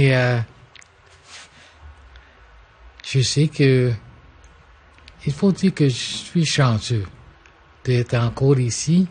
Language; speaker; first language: French; non-native, fluent; English